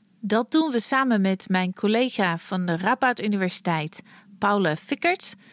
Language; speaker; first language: Dutch; non-native, fluent; English